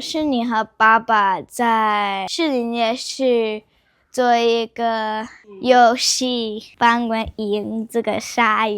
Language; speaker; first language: Chinese; non-native, learner; English